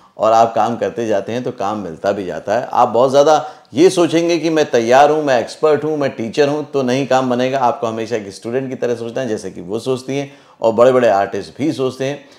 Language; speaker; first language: Hindi; native; Hindi